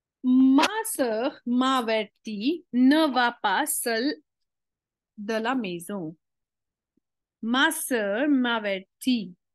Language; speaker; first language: French; non-native, fluent; Hindi